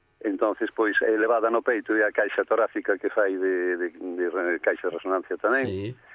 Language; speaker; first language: Galician; native; Galician